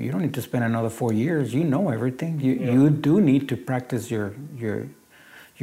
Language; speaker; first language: English; non-native, fluent; Spanish